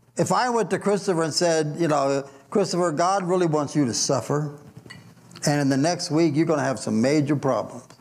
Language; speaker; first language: English; native; English